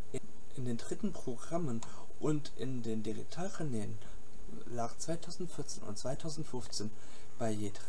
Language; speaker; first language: German; native; German